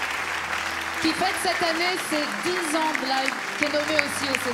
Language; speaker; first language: French; native; French